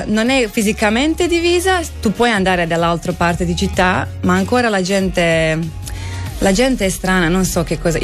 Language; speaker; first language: Italian; non-native, learner; Croatian